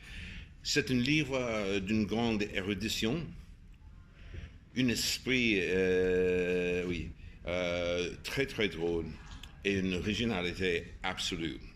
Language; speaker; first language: French; non-native, fluent; English